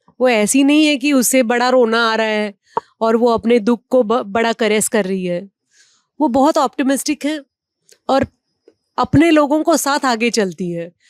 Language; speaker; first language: Hindi; non-native, local second language; Marathi